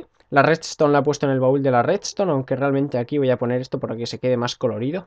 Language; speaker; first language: Spanish; native; Spanish